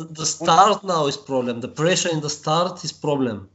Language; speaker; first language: English; non-native, learner; Bulgarian